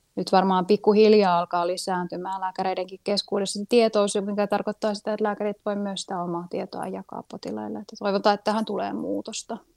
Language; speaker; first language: Finnish; native; Finnish